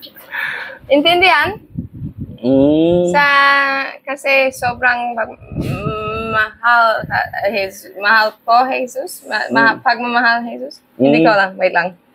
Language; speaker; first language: Filipino; non-native, learner; English